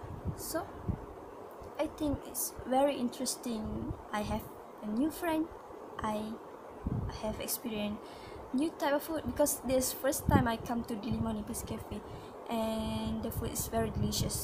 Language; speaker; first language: English; non-native, learner; Malay